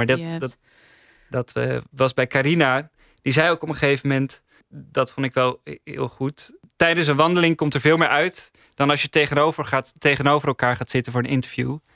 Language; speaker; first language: Dutch; native; Dutch